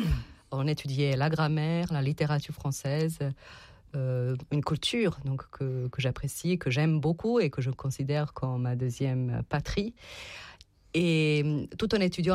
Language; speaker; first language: French; non-native, fluent; Serbian